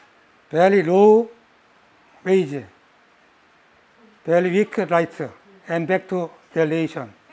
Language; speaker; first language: English; non-native, learner; Korean